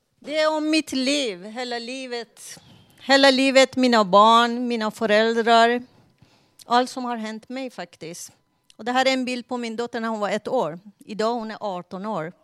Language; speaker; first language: Swedish; non-native, fluent; Persian